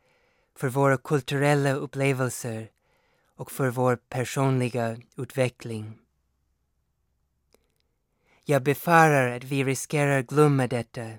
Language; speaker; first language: Swedish; non-native, fluent; English